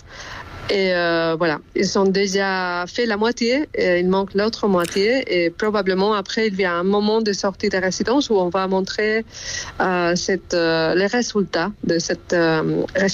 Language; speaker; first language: French; non-native, fluent; Spanish